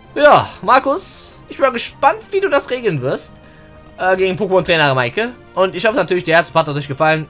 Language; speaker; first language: German; early bilingual, other home language; Turkish